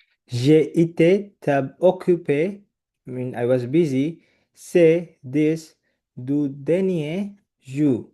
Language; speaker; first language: French; non-native, learner; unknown